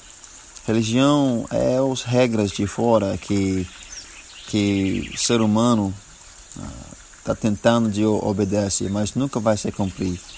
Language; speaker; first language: Portuguese; non-native, learner; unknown